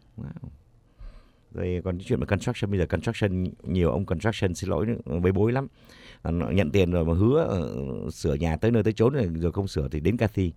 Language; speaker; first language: Vietnamese; native; Vietnamese